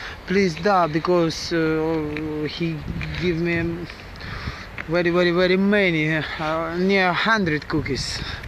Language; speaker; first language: English; non-native, learner; Russian